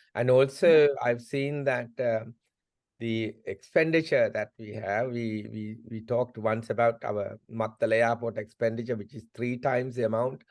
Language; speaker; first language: English; non-native, local second language; Sinhala